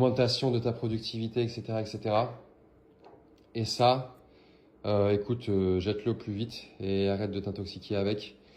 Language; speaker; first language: French; native; French